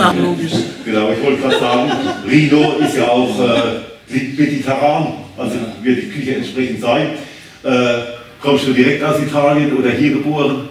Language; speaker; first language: German; native; German